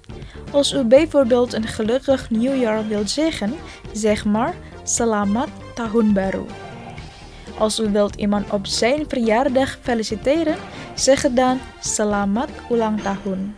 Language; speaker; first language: Dutch; non-native, learner; Indonesian